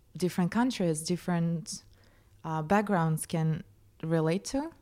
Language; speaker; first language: English; non-native, fluent; Russian